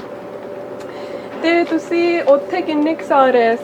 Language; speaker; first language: Punjabi; early bilingual, heritage; Punjabi